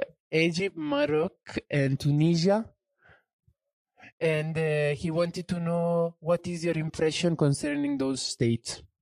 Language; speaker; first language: English; non-native, fluent; Italian